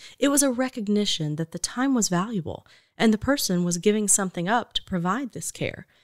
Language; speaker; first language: English; native; English